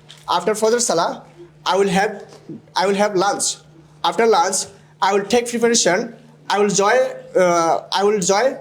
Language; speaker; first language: English; non-native, learner; Bangla